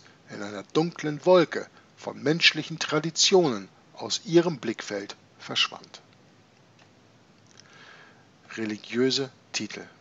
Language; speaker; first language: German; native; German